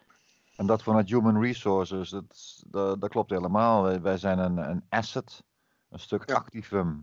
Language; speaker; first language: Dutch; native; Dutch